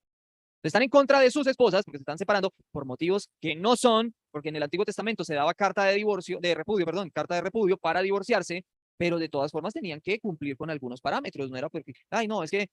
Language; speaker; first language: Spanish; native; Spanish